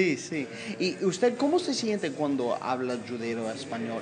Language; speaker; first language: Spanish; non-native, learner; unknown